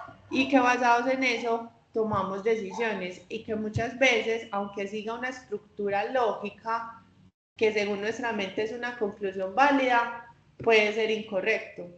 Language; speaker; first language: Spanish; native; Spanish